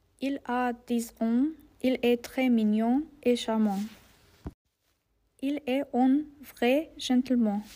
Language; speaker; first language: French; non-native, learner; German